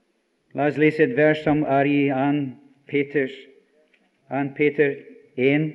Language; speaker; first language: Norwegian; non-native, fluent; English